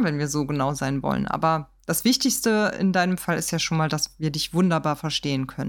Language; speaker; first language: German; native; German